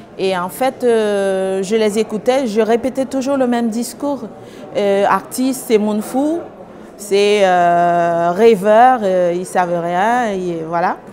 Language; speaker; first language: French; non-native, local second language; Haitian Creole